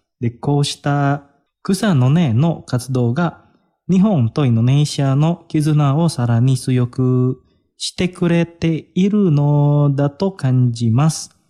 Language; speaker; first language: Japanese; non-native, fluent; Indonesian